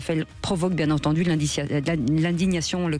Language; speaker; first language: French; native; French